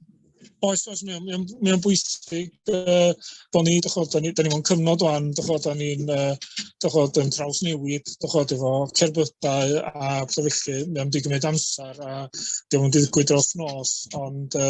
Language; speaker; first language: Welsh; native; Welsh